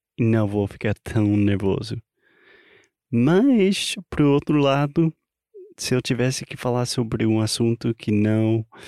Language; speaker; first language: Portuguese; non-native, fluent; English